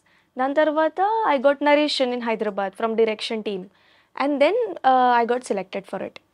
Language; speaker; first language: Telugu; non-native, learner; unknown